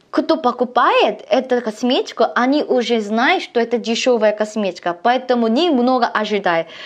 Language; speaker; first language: Russian; non-native, learner; Korean